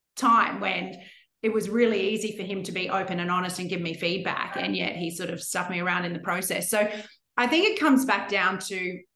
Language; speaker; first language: English; native; English